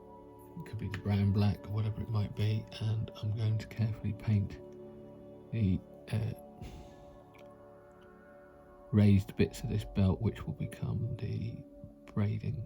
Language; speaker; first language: English; native; English